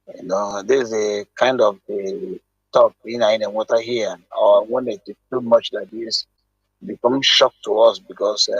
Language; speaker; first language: English; non-native, local second language; Igbo